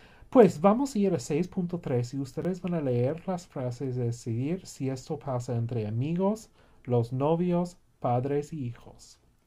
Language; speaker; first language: Spanish; non-native, fluent; English